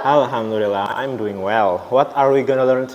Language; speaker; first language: English; non-native, learner; Indonesian